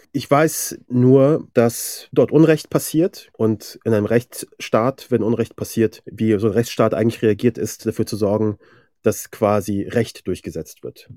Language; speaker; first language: German; early bilingual, other home language; Persian